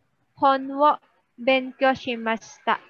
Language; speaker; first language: Japanese; non-native, learner; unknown